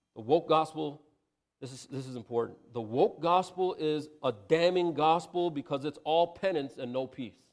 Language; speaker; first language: English; native; English